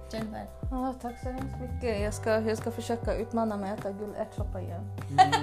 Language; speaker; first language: Swedish; non-native, fluent; Kurdish